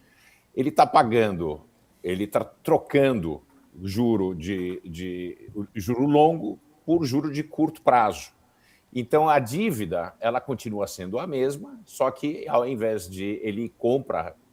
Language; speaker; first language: Portuguese; native; Portuguese